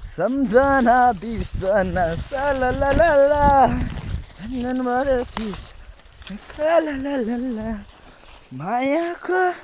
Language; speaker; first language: Nepali; non-native, local second language; Limbu